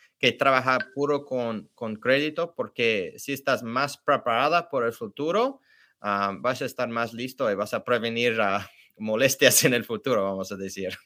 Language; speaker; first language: Spanish; early bilingual, heritage; English